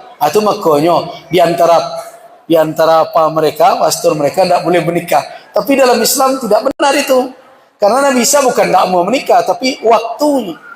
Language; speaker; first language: Malay; non-native, local second language; Minangkabau